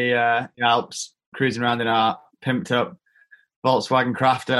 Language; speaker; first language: English; native; English